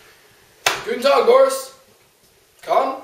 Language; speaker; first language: German; non-native, learner; English